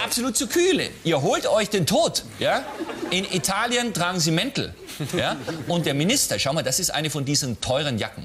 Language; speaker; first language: German; native; German